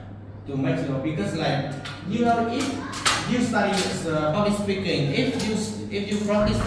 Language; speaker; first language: English; non-native, learner; Vietnamese